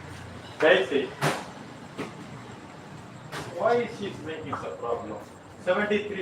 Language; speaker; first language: English; non-native, learner; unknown